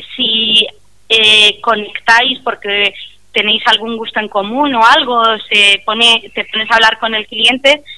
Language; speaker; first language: Spanish; native; Spanish